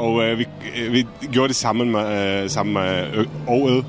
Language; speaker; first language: Danish; non-native, fluent; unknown